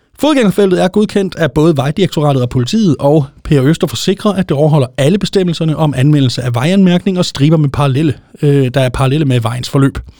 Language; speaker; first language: Danish; native; Danish